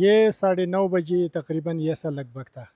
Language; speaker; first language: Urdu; non-native, local second language; Pashto